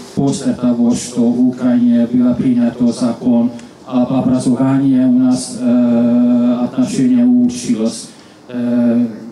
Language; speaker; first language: Russian; non-native, local second language; Hungarian